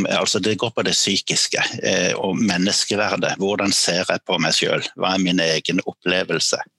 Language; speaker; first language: Norwegian; native; Norwegian